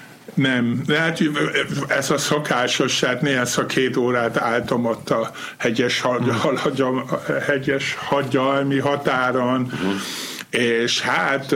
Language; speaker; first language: Hungarian; non-native, fluent; Dutch